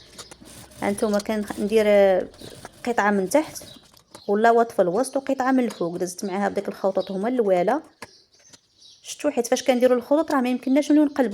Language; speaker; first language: Arabic; native; Arabic